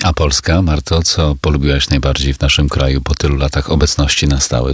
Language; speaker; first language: Polish; native; Polish